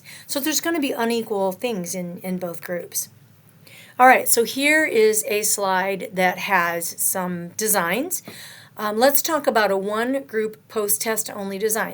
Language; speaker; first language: English; native; English